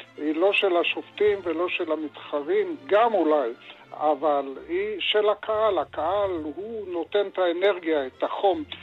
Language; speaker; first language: Hebrew; native; Hebrew